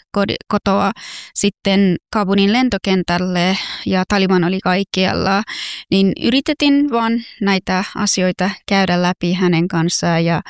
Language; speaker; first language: Finnish; non-native, fluent; Persian